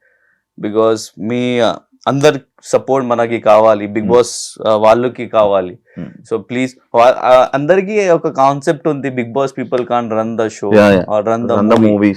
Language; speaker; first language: Telugu; non-native, learner; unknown